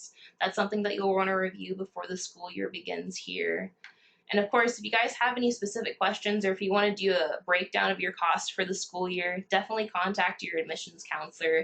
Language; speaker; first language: English; native; English